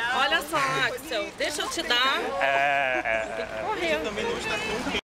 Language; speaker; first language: Portuguese; native; Portuguese